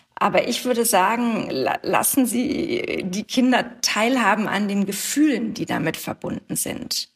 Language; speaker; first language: German; native; German